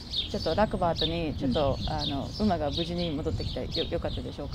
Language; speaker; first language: Japanese; non-native, learner; English